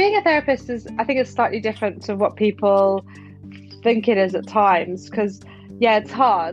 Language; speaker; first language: English; native; English